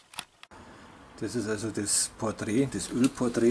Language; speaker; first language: German; native; German